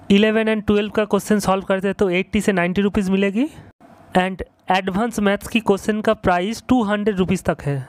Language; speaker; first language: Hindi; non-native, local second language; Bangla